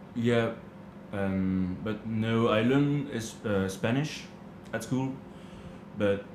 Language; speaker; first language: English; non-native, learner; French